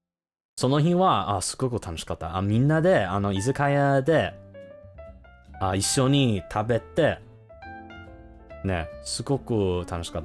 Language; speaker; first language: Japanese; non-native, learner; English